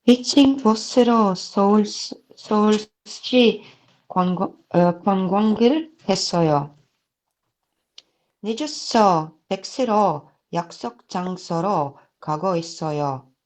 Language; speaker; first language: Korean; non-native, learner; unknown